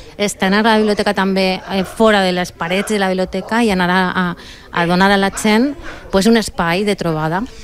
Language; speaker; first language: Catalan; non-native, local second language; Spanish